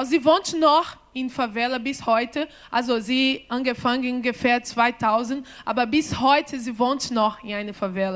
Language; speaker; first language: German; non-native, learner; Portuguese